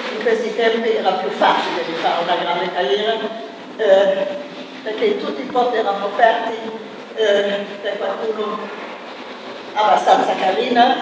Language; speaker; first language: Italian; non-native, fluent; German